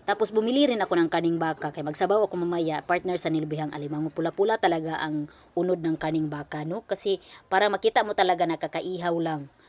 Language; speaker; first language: Filipino; non-native, local second language; Cebuano